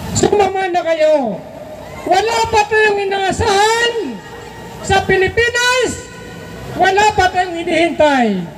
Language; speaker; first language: Filipino; non-native, local second language; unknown